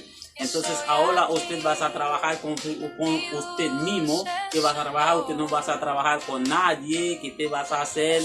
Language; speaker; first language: Spanish; non-native, learner; Haitian Creole